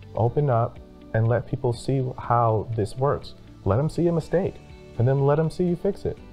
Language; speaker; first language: English; native; English